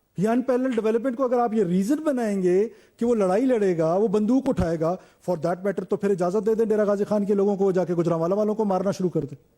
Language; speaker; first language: Urdu; non-native, local second language; Baluchi